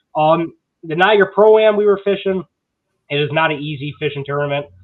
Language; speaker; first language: English; native; English